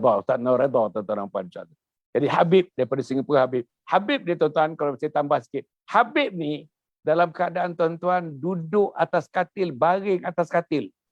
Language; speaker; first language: Malay; native; Malay